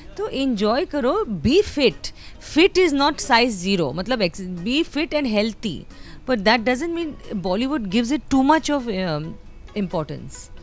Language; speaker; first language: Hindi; non-native, local second language; Bangla